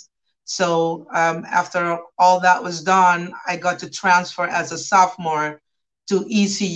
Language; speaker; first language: English; non-native, fluent; Papiamento